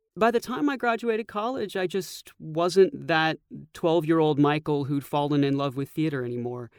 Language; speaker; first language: English; native; English